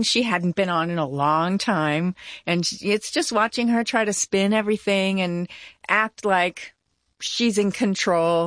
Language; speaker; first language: English; native; English